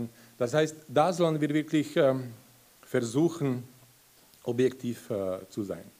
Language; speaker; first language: German; non-native, fluent; Slovak